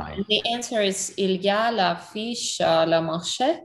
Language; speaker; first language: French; non-native, learner; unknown